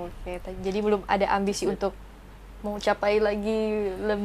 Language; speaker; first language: Indonesian; native; Indonesian